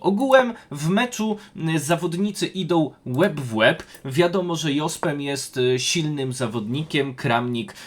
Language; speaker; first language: Polish; native; Polish